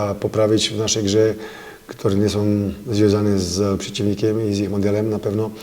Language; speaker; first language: Polish; non-native, fluent; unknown